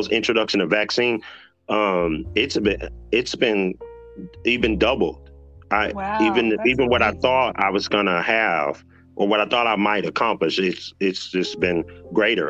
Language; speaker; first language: English; native; English